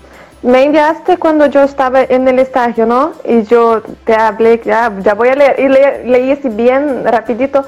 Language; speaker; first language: Spanish; non-native, fluent; Portuguese